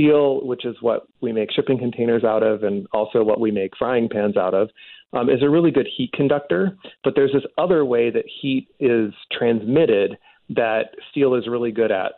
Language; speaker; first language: English; native; English